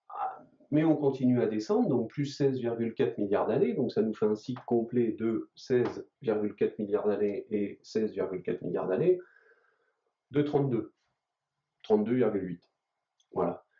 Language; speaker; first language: French; native; French